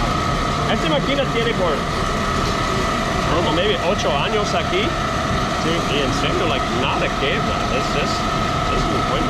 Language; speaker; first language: Spanish; non-native, learner; English